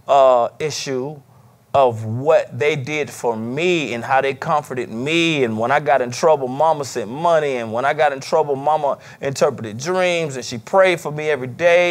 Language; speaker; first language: English; native; English